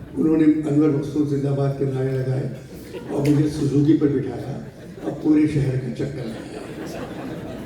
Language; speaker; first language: Urdu; native; Urdu